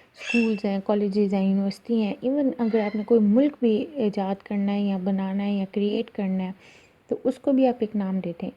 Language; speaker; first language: Urdu; non-native, local second language; Punjabi